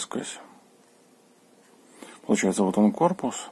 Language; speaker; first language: Russian; native; Russian